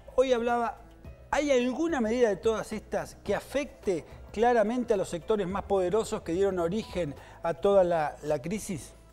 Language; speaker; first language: Spanish; native; Spanish